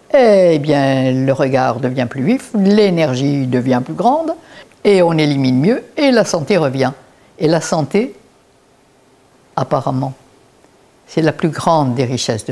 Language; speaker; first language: French; native; French